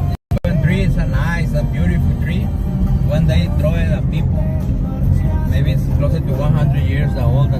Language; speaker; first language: English; non-native, learner; Spanish